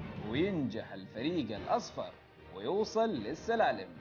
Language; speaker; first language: Arabic; native; Arabic